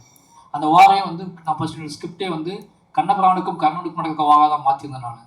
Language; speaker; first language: Tamil; native; Tamil